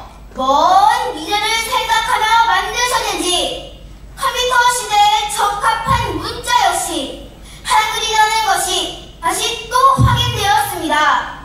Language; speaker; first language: Korean; native; Korean